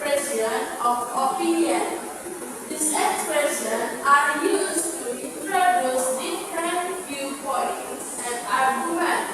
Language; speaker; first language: English; non-native, fluent; Indonesian